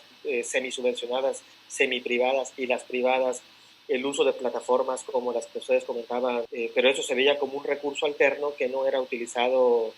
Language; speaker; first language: Spanish; native; Spanish